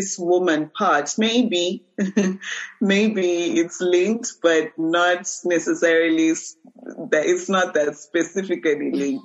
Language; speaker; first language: English; non-native, local second language; Shona